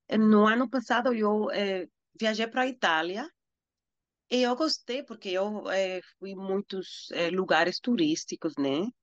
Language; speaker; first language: Portuguese; non-native, learner; Spanish